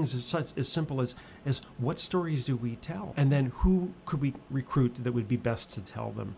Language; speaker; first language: English; native; English